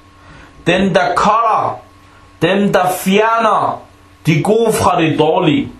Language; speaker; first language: Danish; non-native, fluent; Arabic